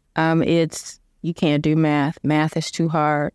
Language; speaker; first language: English; native; English